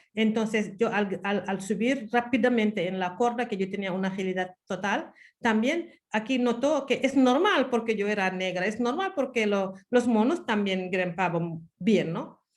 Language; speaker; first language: Spanish; non-native, fluent; Wolof